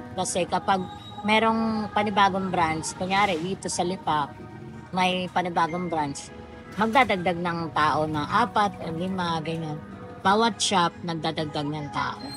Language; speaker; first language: Filipino; native; Filipino